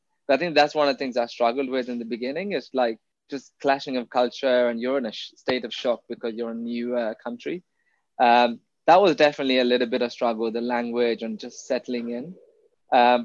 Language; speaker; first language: English; non-native, local second language; Tamil